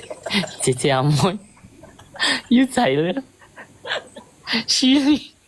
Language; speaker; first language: Chinese; non-native, learner; Indonesian